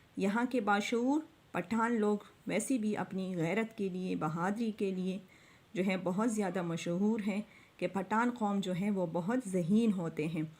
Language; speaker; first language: Urdu; non-native, local second language; Pashto